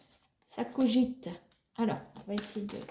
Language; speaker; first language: French; native; French